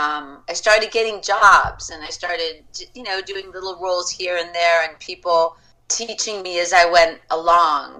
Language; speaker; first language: English; native; English